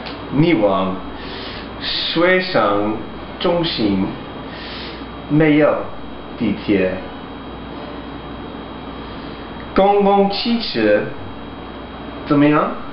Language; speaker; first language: Chinese; non-native, learner; English